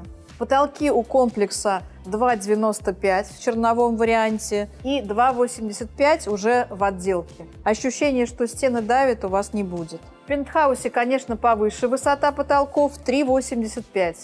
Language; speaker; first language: Russian; native; Russian